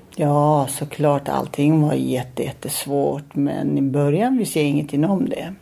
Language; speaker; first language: Swedish; non-native, fluent; Turkish